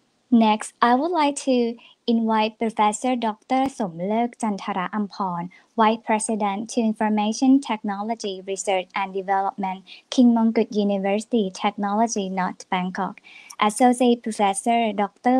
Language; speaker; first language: English; non-native, fluent; Thai